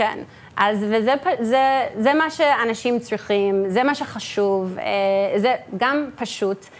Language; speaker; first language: Hebrew; early bilingual, heritage; English